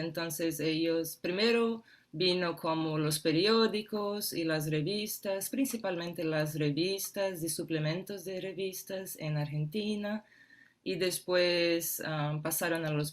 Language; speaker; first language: Spanish; non-native, fluent; Portuguese